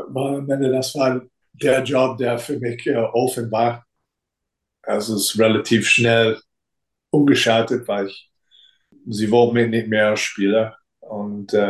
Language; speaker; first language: German; non-native, fluent; English